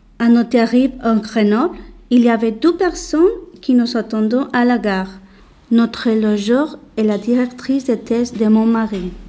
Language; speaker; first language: French; non-native, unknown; Spanish